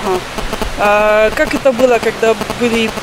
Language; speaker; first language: Russian; non-native, learner; French